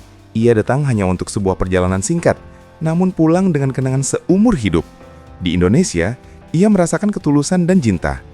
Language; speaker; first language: Indonesian; native; Indonesian